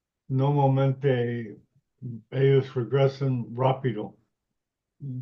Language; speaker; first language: Spanish; non-native, learner; English